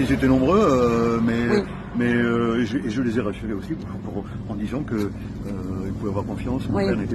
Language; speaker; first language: French; native; French